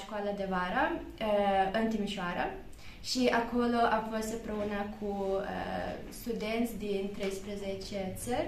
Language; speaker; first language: Romanian; non-native, learner; Croatian